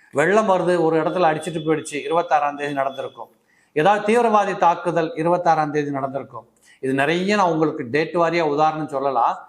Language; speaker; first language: Tamil; native; Tamil